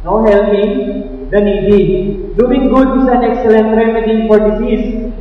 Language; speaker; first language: English; non-native, local second language; Filipino